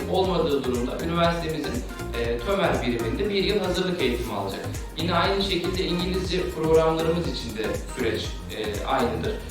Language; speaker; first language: Turkish; native; Turkish